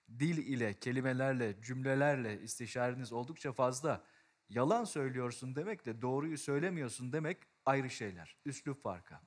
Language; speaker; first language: Turkish; native; Turkish